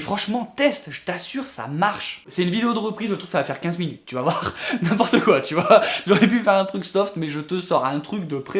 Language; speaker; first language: French; native; French